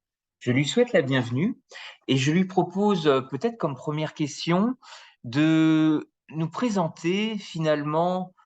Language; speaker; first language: French; native; French